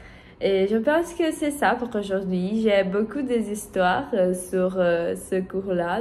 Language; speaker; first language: French; non-native, learner; Portuguese